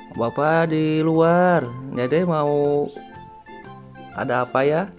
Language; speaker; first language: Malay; non-native, local second language; Sundanese